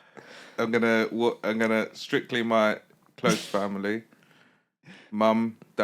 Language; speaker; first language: English; native; English